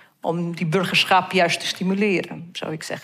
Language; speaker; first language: Dutch; non-native, fluent; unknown